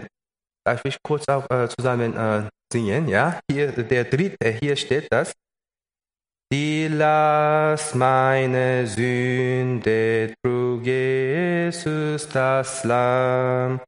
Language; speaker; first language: German; non-native, learner; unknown